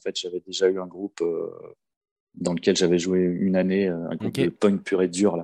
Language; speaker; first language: French; native; French